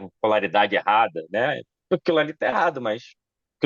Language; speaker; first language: Portuguese; native; Portuguese